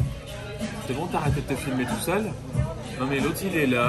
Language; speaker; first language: French; native; French